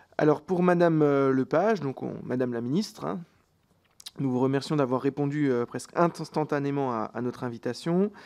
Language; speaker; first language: French; native; French